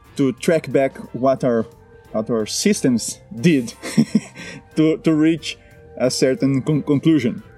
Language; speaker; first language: English; non-native, fluent; Portuguese